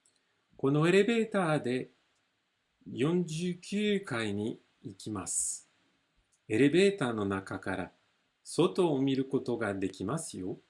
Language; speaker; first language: Japanese; non-native, fluent; French